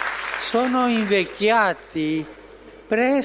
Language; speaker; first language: Italian; early bilingual, heritage; Spanish